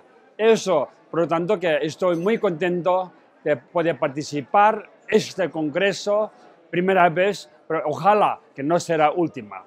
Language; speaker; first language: Spanish; non-native, learner; Tibetan